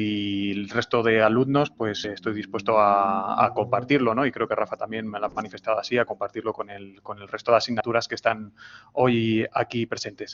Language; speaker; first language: Spanish; native; Spanish